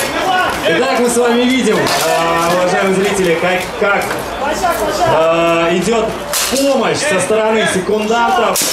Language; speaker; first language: Russian; native; Russian